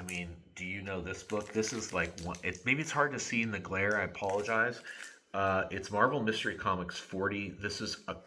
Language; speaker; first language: English; native; English